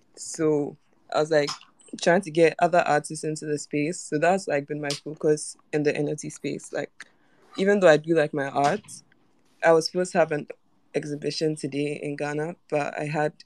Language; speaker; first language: English; non-native, local second language; Akan